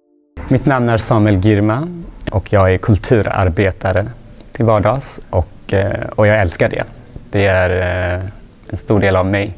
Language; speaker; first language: Swedish; non-native, fluent; Tigrinya